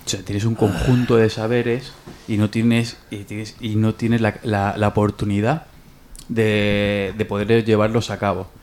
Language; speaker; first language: Spanish; native; Spanish